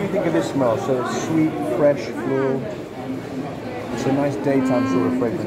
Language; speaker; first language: English; native; English